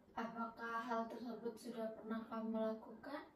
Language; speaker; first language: Indonesian; native; Indonesian